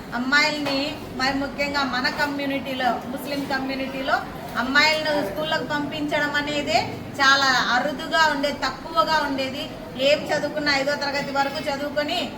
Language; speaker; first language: Telugu; native; Telugu